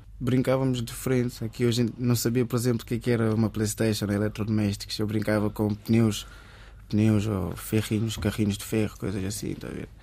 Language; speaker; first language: Portuguese; early bilingual, other home language; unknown